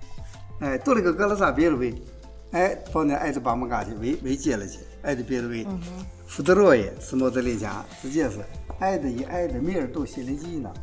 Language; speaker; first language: Russian; non-native, learner; Chinese